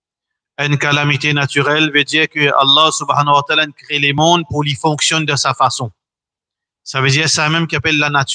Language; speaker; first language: French; non-native, local second language; Morisyen